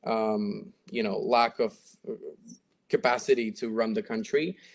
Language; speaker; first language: English; non-native, fluent; Slovak